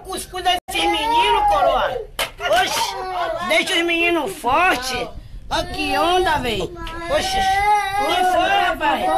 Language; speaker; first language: Portuguese; native; Portuguese